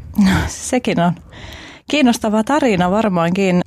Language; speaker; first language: Finnish; early bilingual, other home language; Albanian